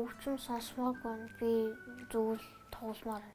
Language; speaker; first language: Mongolian; early bilingual, heritage; Mongolian